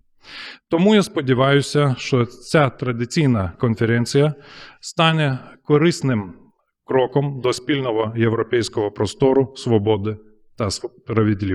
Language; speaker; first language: Ukrainian; non-native, fluent; Lithuanian